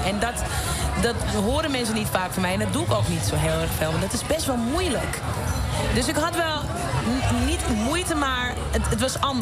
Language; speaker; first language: Dutch; native; Dutch